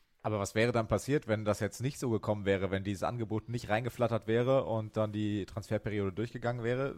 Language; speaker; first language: German; native; German